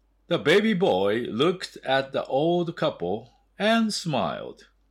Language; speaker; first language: English; non-native, fluent; Japanese